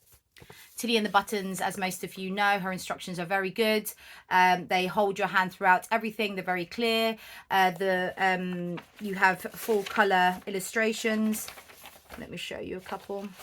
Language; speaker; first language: English; native; English